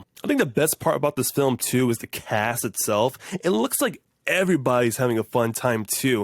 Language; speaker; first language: English; native; English